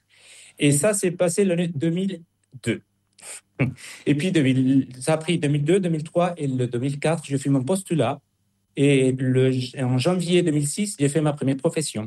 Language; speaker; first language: French; non-native, fluent; Spanish